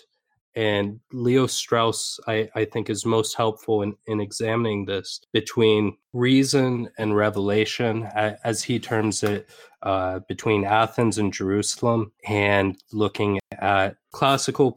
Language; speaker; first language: English; native; English